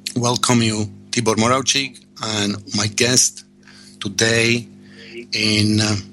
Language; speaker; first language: English; non-native, learner; Slovak